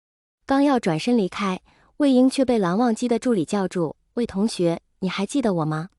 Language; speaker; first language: Chinese; native; Chinese